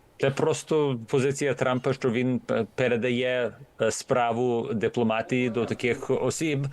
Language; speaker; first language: Ukrainian; early bilingual, heritage; Ukrainian